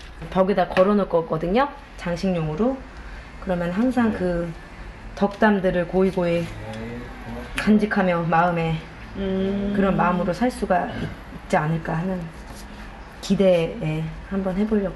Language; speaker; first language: Korean; native; Korean